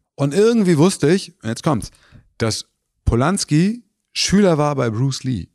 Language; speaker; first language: German; early bilingual, other home language; Turkish